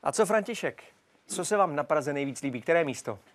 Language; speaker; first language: Czech; native; Czech